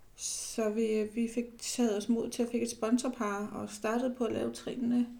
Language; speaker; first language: Danish; native; Danish